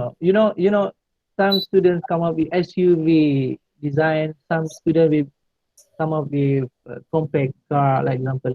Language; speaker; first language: English; non-native, local second language; Malay